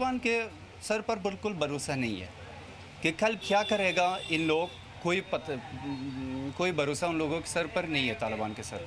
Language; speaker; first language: Hindi; non-native, learner; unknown